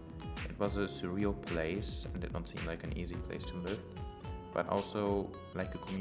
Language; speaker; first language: English; non-native, fluent; German